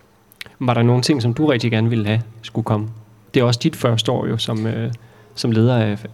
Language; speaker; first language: Danish; native; Danish